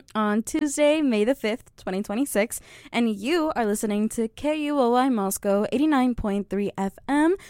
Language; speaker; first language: English; early bilingual, other home language; Spanish